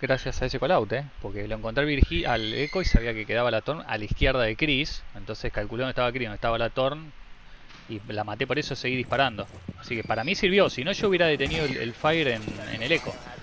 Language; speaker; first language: Spanish; native; Spanish